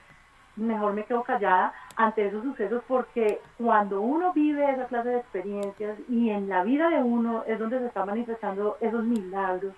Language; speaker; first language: Spanish; native; Spanish